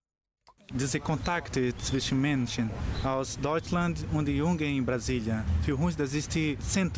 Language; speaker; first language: German; non-native, learner; Portuguese